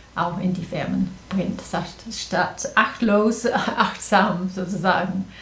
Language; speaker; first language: German; non-native, fluent; English